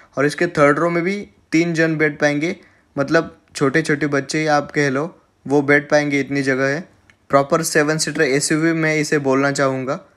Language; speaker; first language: Hindi; native; Hindi